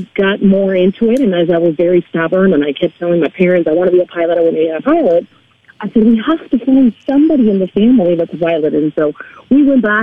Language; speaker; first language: English; non-native, fluent; Spanish